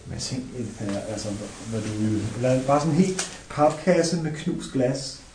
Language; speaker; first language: Danish; native; Danish